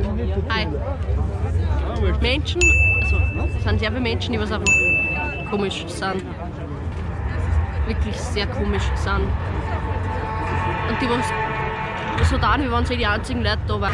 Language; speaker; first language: German; native; German